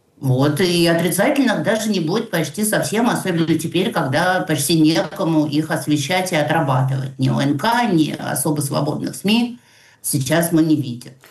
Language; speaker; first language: Russian; native; Russian